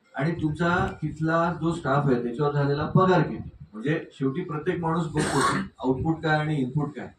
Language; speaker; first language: Marathi; native; Marathi